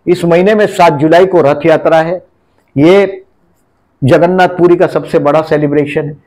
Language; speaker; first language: Hindi; native; Hindi